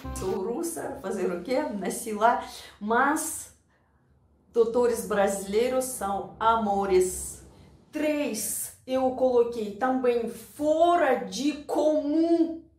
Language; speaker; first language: Portuguese; non-native, fluent; Russian